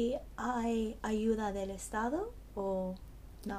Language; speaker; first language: Spanish; non-native, learner; English